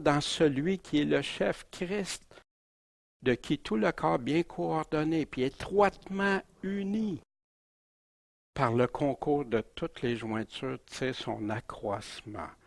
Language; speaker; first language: French; native; French